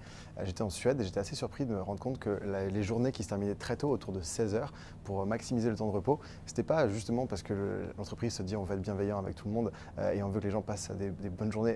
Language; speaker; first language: French; native; French